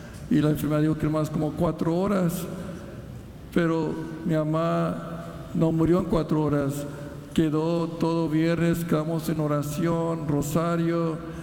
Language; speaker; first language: Spanish; early bilingual, heritage; Spanish